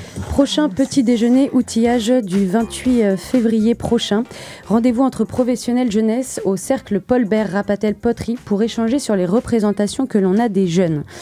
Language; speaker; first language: French; native; French